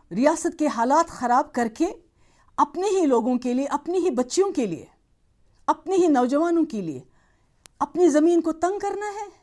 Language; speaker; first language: Hindi; non-native, local second language; Kashmiri